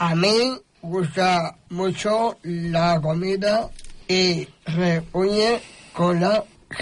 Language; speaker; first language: Spanish; non-native, learner; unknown